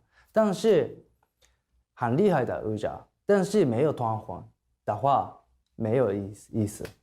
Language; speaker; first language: Chinese; non-native, learner; Japanese